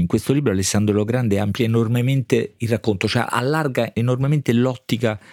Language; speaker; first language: Italian; native; Italian